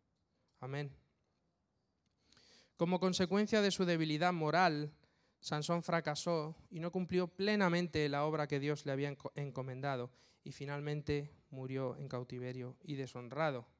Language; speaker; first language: Spanish; native; Spanish